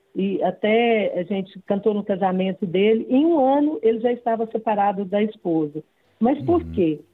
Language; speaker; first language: Portuguese; native; Portuguese